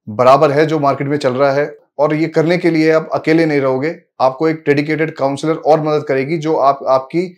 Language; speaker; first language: Hindi; native; Hindi